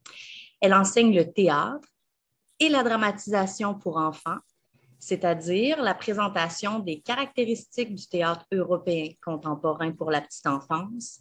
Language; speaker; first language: French; native; French